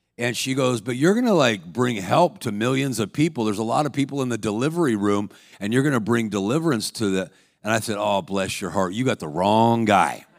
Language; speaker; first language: English; native; English